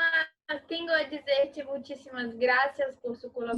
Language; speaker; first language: Spanish; non-native, learner; Portuguese